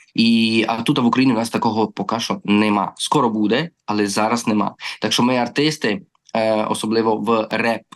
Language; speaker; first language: Ukrainian; early bilingual, heritage; Ukrainian